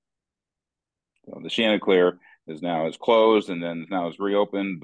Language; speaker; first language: English; native; English